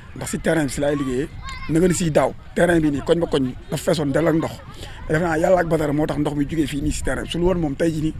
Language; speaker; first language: Wolof; native; Wolof